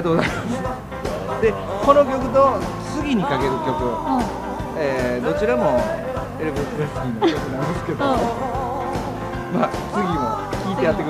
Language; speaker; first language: Japanese; native; Japanese